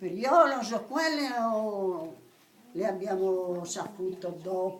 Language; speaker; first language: Italian; non-native, local second language; Sardinian